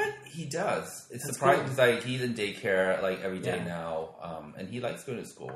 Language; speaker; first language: English; non-native, local second language; Cantonese